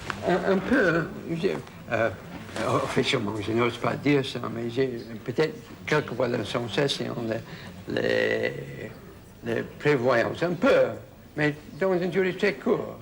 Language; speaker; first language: French; non-native, fluent; English